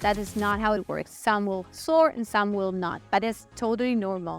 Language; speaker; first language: English; non-native, fluent; Italian